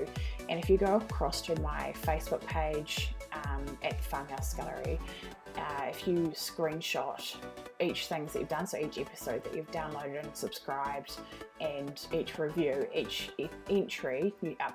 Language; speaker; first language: English; native; English